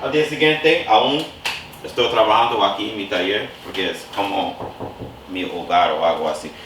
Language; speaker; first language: Spanish; non-native, learner; English